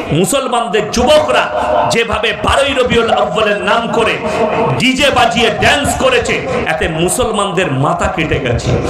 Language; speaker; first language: Bangla; native; Bangla